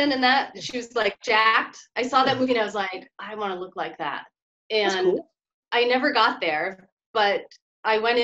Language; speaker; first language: English; native; English